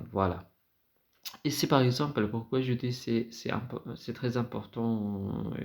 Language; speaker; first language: French; non-native, fluent; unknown